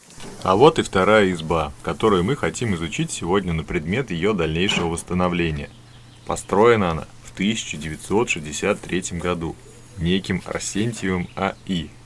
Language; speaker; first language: Russian; native; Russian